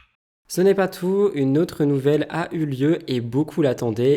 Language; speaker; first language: French; native; French